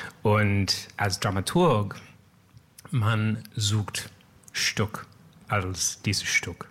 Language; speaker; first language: German; non-native, learner; English